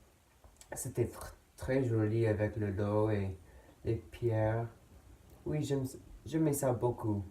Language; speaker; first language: French; non-native, learner; English